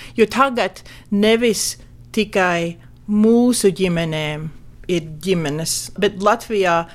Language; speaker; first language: Latvian; early bilingual, heritage; Latvian